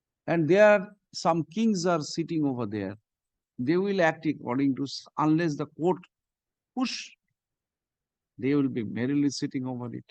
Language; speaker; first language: English; non-native, local second language; Bangla